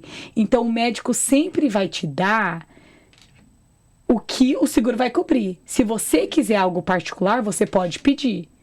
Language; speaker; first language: Portuguese; native; Portuguese